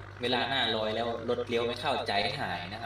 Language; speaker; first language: Thai; native; Thai